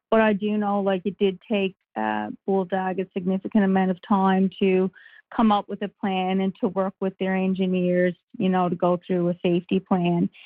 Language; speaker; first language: English; native; English